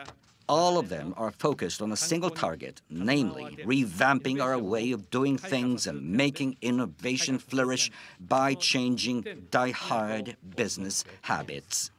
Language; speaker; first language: English; non-native, fluent; Japanese